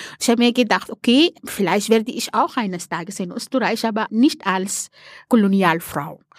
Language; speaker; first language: German; non-native, fluent; Arabic